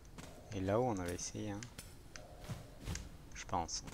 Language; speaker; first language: French; native; French